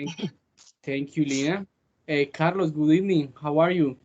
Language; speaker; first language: English; non-native, fluent; Spanish